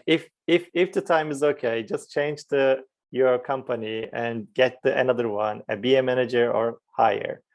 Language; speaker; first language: English; non-native, fluent; Turkish